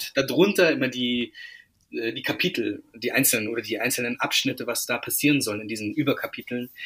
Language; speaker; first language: German; native; German